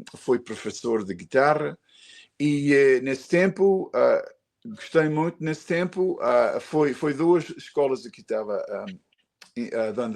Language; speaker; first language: Portuguese; early bilingual, heritage; Portuguese